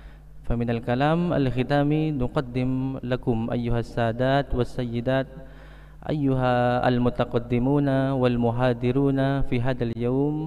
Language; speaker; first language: Arabic; non-native, fluent; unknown